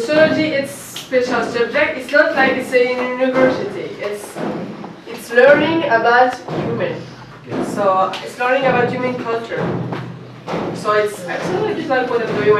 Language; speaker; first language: English; non-native, fluent; French